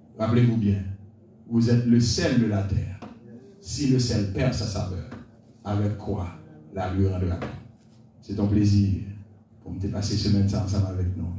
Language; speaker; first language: French; non-native, local second language; Haitian Creole